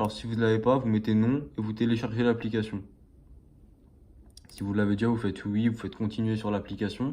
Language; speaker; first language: French; native; French